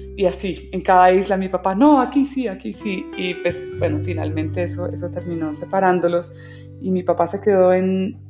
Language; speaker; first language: Spanish; early bilingual, other home language; English